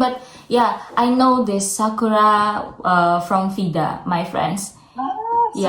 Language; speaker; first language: English; non-native, learner; Indonesian